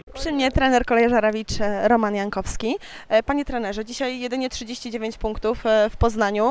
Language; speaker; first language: Polish; native; Polish